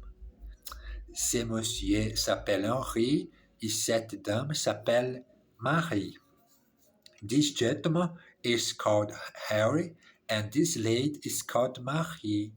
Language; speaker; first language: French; non-native, learner; English